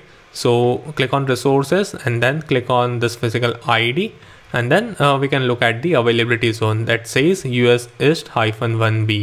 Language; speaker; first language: English; non-native, local second language; Hindi